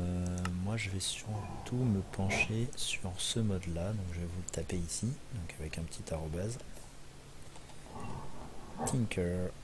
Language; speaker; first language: French; native; French